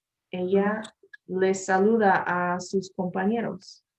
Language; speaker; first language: Spanish; non-native, learner; English